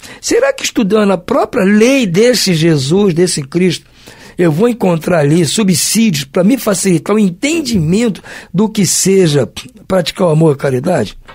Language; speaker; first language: Portuguese; native; Portuguese